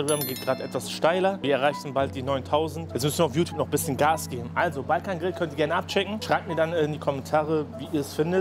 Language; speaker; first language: German; native; German